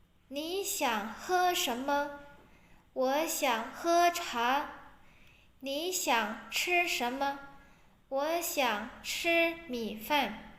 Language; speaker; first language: Chinese; non-native, fluent; Indonesian